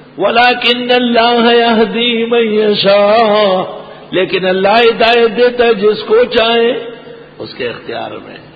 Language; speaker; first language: Urdu; non-native, local second language; Pashto